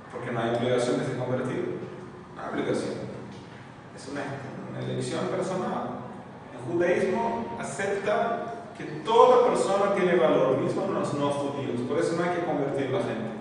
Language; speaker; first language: Spanish; non-native, fluent; Portuguese